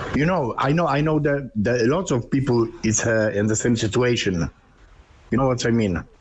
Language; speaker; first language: English; non-native, learner; Polish